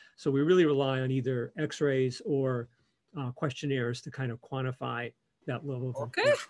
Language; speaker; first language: English; native; English